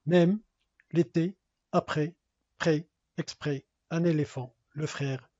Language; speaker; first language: French; non-native, local second language; Arabic